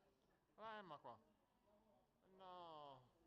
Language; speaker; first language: Italian; native; Italian